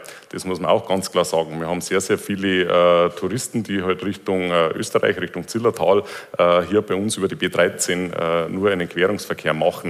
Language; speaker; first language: German; native; German